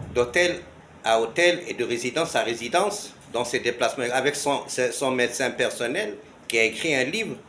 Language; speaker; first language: French; non-native, local second language; Arabic